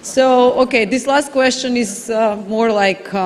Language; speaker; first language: English; non-native, fluent; Macedonian